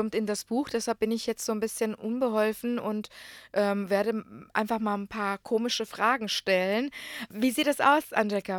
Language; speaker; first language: German; non-native, fluent; Croatian